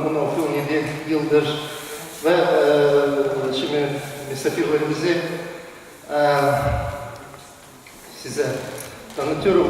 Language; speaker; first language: Turkish; non-native, fluent; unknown